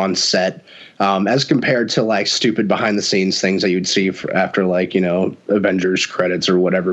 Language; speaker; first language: English; native; English